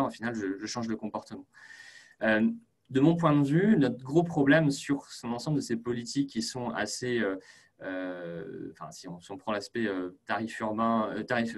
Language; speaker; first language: French; native; French